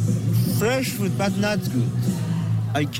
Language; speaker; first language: English; non-native, learner; Persian